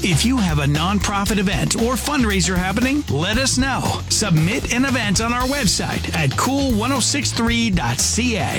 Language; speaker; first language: English; native; English